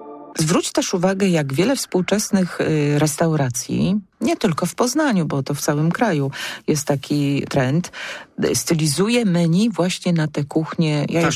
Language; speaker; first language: Polish; native; Polish